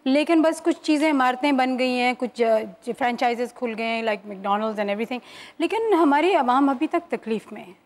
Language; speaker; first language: Urdu; native; Urdu